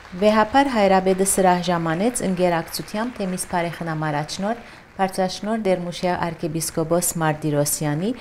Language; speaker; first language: Armenian; early bilingual, heritage; Armenian